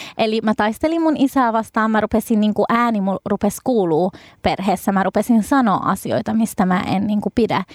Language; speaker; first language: Finnish; early bilingual, other home language; Arabic